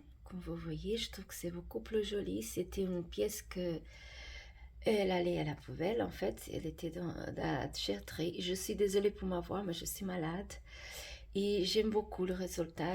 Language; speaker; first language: French; non-native, fluent; Portuguese